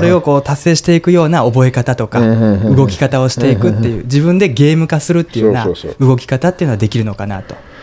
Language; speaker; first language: Japanese; native; Japanese